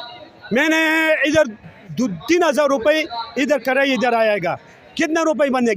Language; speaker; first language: Hindi; non-native, local second language; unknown